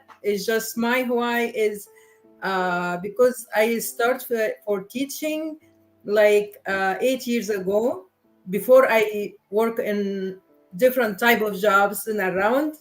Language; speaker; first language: English; non-native, learner; Arabic